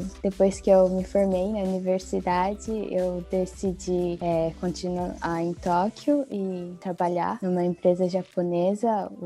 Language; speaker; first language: Portuguese; early bilingual, heritage; Portuguese